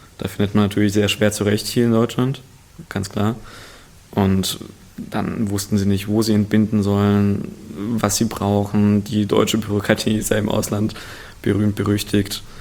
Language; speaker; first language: German; early bilingual, other home language; Russian